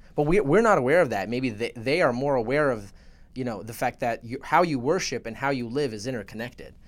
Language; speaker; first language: English; early bilingual, other home language; Russian